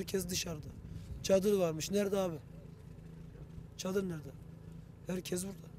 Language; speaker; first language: Turkish; native; Turkish